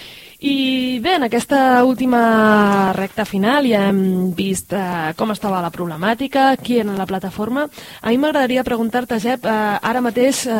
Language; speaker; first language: Catalan; native; Catalan